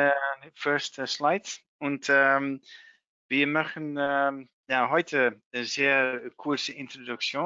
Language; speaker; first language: German; non-native, learner; Dutch